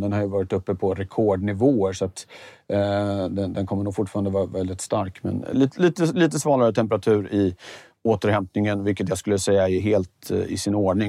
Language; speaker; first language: Swedish; native; Swedish